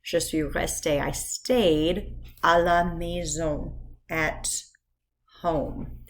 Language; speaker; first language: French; non-native, fluent; English